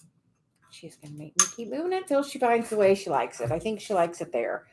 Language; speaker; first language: English; native; English